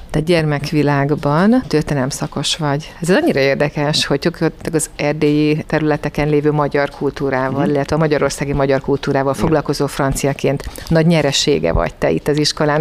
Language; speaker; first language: Hungarian; native; Hungarian